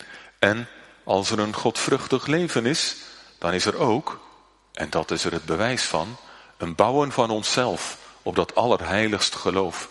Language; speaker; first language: Dutch; native; Dutch